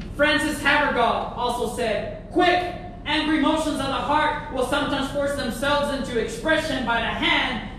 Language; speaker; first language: English; early bilingual, other home language; Spanish